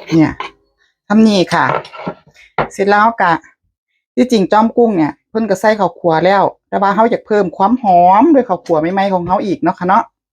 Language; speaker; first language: Thai; native; Thai